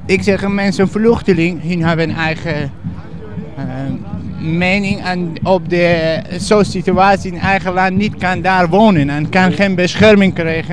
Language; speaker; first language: Dutch; non-native, learner; Persian